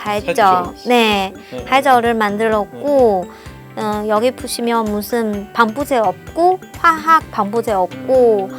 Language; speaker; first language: Korean; non-native, fluent; Chinese